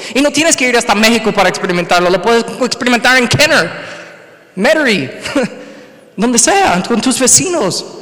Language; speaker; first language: Spanish; non-native, fluent; English